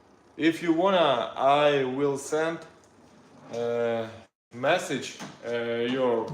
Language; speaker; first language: English; non-native, learner; Russian